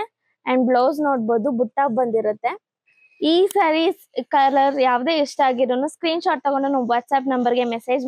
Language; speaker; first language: Kannada; native; Kannada